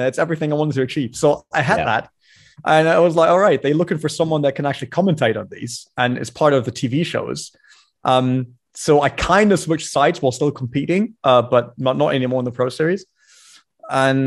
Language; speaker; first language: English; non-native, fluent; German